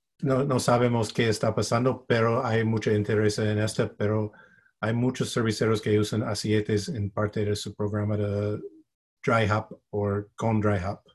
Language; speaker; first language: Spanish; non-native, fluent; English